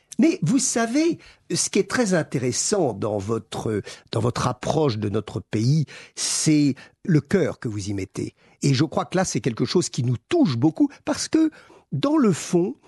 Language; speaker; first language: French; native; French